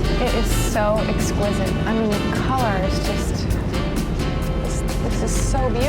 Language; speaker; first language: English; native; English